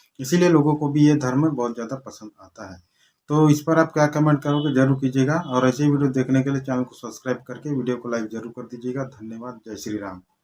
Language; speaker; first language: Hindi; native; Hindi